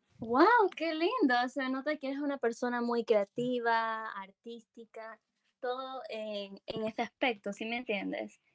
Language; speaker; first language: Spanish; early bilingual, heritage; English